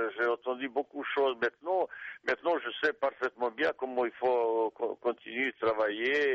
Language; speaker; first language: French; non-native, fluent; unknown